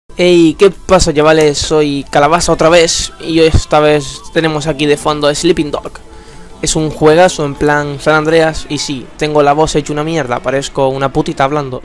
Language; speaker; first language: Spanish; native; Spanish